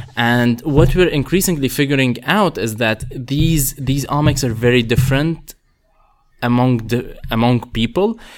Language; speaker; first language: English; non-native, fluent; Arabic